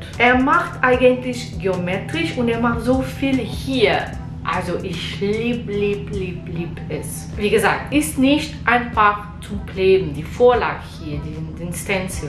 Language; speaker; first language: German; non-native, learner; Portuguese